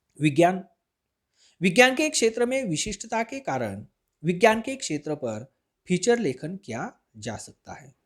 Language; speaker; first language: Hindi; non-native, local second language; Marathi